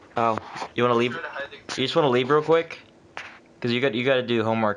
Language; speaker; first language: English; native; English